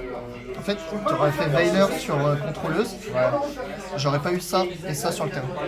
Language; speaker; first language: French; native; French